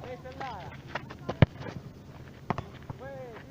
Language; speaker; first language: French; native; French